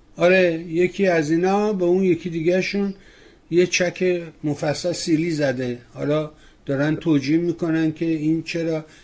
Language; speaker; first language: Persian; native; Persian